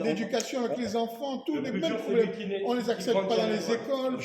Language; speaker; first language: French; native; French